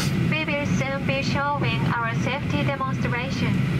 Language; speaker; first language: English; non-native, fluent; Japanese